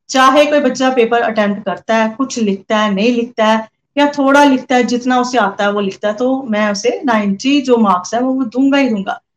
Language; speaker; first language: Hindi; non-native, local second language; Punjabi